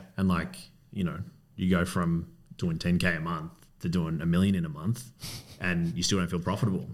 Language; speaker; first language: English; native; English